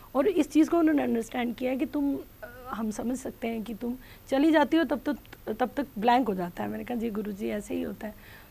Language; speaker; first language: Hindi; native; Hindi